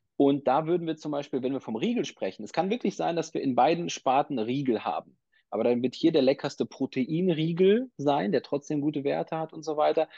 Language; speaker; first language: German; native; German